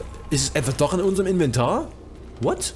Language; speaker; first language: German; native; German